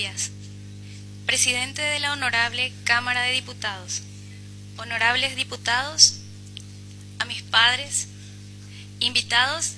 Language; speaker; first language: Spanish; native; Spanish